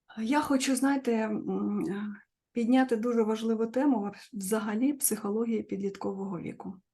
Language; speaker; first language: Ukrainian; non-native, local second language; Russian